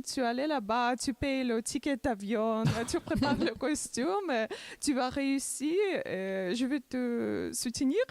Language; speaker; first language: French; non-native, learner; Macedonian